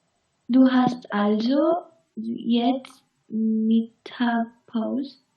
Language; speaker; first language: German; non-native, learner; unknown